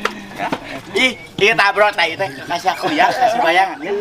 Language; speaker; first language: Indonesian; non-native, local second language; Sundanese